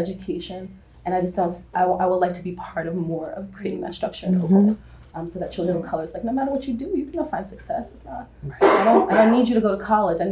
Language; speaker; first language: English; native; English